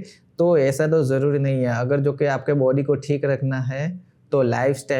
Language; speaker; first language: Hindi; non-native, local second language; Gujarati